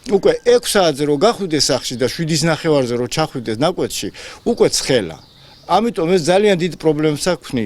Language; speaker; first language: Georgian; native; Georgian